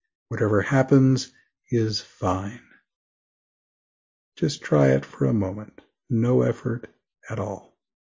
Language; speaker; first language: English; native; English